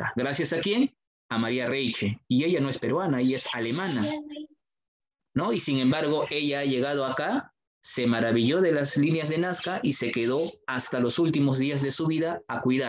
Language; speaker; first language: Spanish; native; Spanish